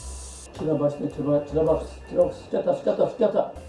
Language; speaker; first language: Japanese; native; Japanese